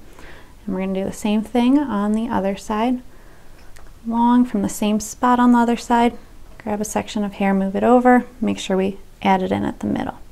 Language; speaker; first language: English; native; English